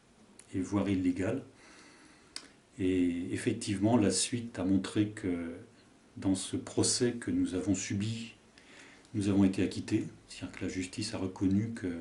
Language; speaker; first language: French; native; French